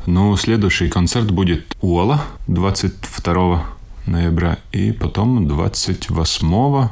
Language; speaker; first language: Russian; non-native, local second language; Latvian